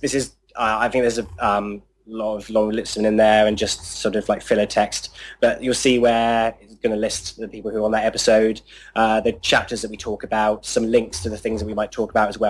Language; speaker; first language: English; native; English